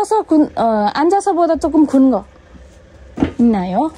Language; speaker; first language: Korean; non-native, learner; Nepali